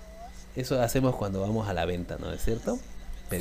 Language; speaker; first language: Spanish; native; Spanish